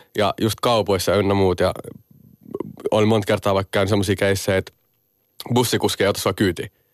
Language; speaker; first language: Finnish; early bilingual, other home language; Somali